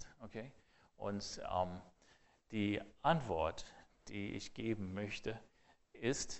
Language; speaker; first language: German; non-native, fluent; English